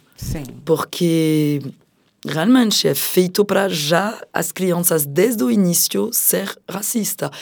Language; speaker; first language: Portuguese; non-native, fluent; French